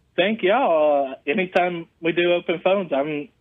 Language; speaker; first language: English; native; English